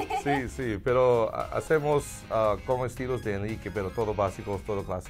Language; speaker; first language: Spanish; non-native, learner; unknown